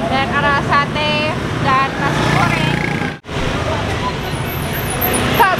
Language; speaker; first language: Indonesian; non-native, learner; English